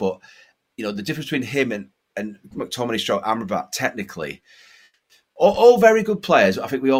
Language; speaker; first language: English; native; English